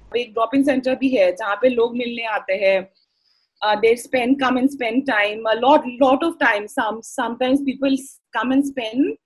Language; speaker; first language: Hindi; non-native, local second language; Assamese